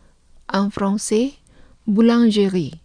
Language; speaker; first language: French; non-native, fluent; Indonesian